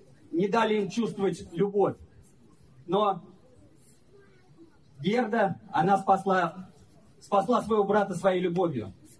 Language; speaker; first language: Russian; native; Russian